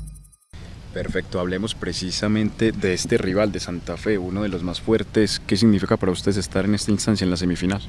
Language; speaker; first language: Spanish; native; Spanish